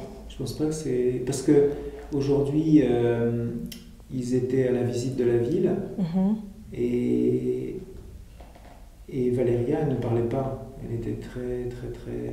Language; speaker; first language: French; native; French